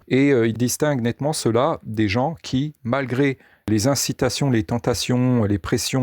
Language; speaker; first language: French; native; French